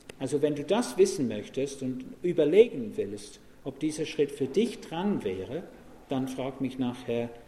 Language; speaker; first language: German; non-native, fluent; English